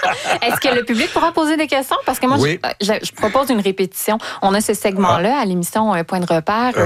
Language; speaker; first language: French; native; French